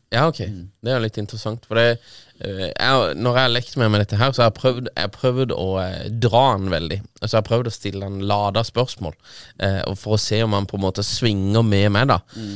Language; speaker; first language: Norwegian; native; Norwegian